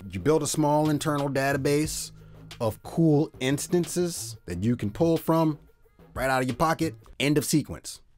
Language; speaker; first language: English; native; English